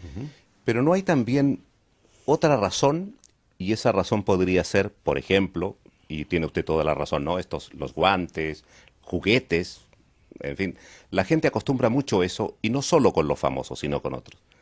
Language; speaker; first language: Spanish; native; Spanish